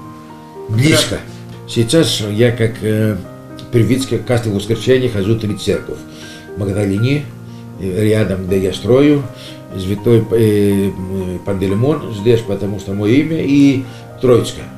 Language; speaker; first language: Russian; non-native, learner; Greek